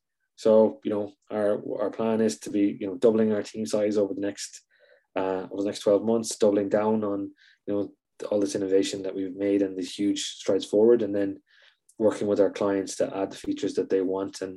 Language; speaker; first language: English; native; English